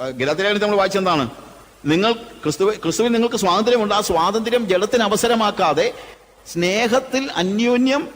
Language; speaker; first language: Malayalam; native; Malayalam